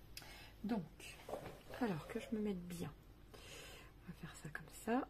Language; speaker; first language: French; native; French